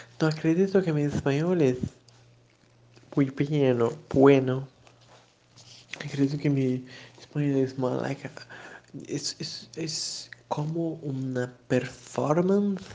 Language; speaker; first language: Spanish; non-native, learner; Portuguese